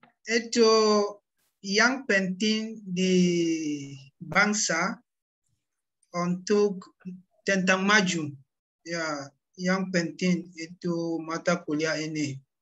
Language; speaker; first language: Indonesian; non-native, learner; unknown